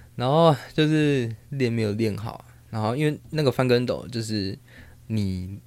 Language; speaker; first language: Chinese; non-native, local second language; Min Nan Chinese